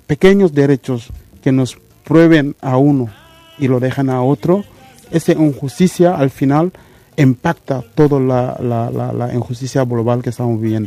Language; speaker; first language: Spanish; non-native, fluent; Mandingo